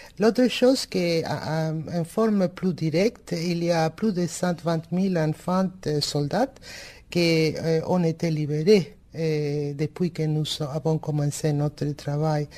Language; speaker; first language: French; non-native, fluent; Spanish